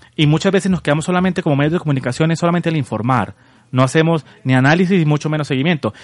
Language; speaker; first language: Spanish; native; Spanish